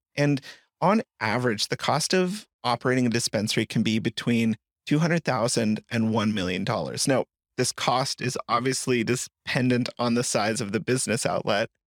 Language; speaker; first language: English; native; English